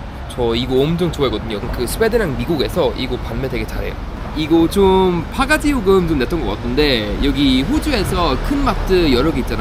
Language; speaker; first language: Korean; native; Korean